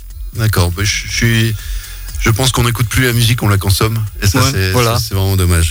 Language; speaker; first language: French; native; French